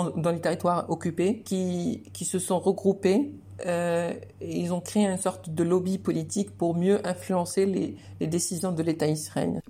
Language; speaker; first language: French; non-native, local second language; Arabic